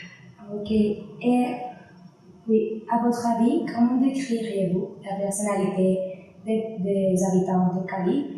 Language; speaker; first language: French; non-native, learner; Spanish